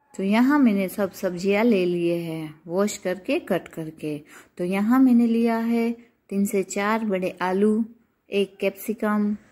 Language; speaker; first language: Hindi; non-native, local second language; Gujarati